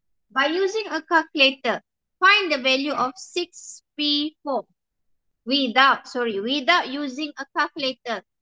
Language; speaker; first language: English; non-native, local second language; Malay